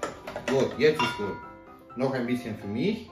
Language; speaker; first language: German; non-native, fluent; Romanian